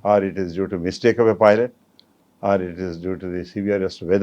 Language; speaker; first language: English; non-native, local second language; Telugu